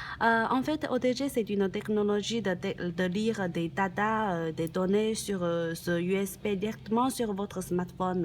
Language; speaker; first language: French; non-native, learner; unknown